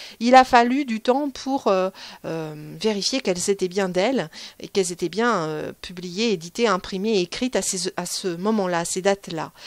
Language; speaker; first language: French; native; French